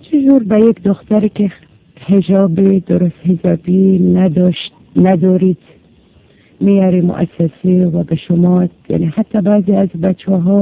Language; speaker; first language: Persian; non-native, learner; Arabic